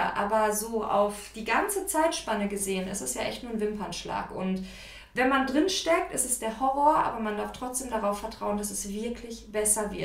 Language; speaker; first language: German; native; German